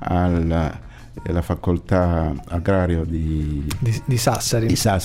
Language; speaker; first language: Italian; non-native, fluent; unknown